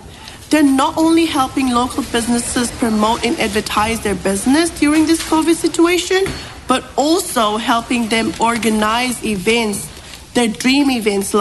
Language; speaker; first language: English; non-native, local second language; Punjabi